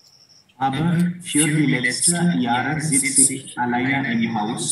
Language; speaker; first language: German; non-native, learner; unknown